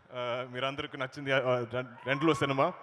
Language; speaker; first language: Telugu; non-native, learner; Malayalam